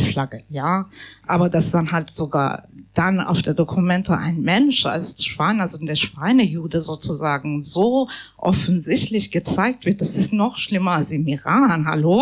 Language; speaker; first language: German; non-native, fluent; Persian